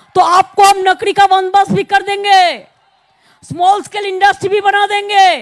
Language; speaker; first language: Hindi; non-native, local second language; Bangla